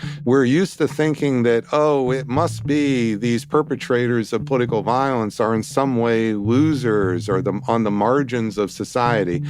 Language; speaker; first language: English; native; English